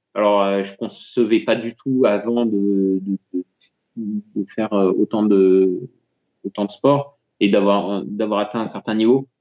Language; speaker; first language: French; native; French